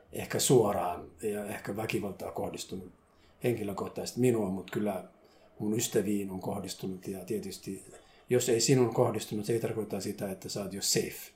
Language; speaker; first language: Finnish; non-native, fluent; Somali